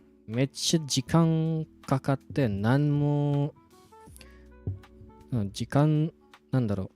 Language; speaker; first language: Japanese; non-native, fluent; Indonesian